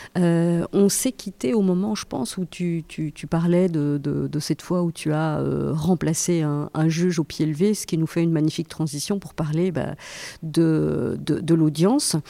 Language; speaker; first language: French; native; French